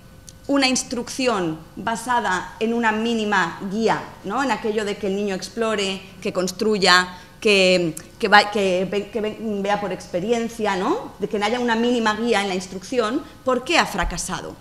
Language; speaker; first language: Spanish; native; Spanish